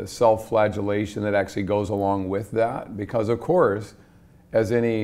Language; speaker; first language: English; native; English